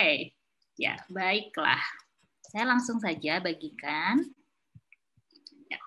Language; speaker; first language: Indonesian; native; Indonesian